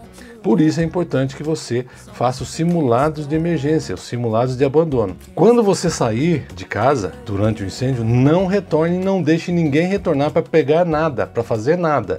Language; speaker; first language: Portuguese; native; Portuguese